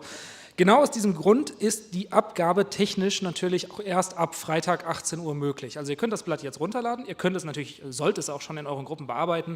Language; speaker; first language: German; native; German